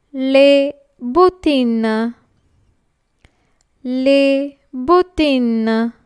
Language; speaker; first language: French; non-native, fluent; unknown